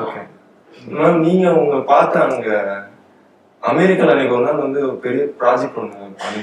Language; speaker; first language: Tamil; native; Tamil